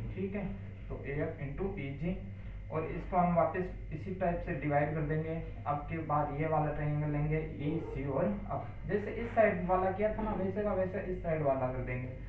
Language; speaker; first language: Hindi; native; Hindi